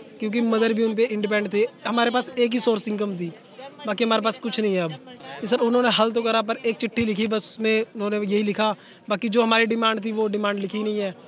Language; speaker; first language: Hindi; native; Hindi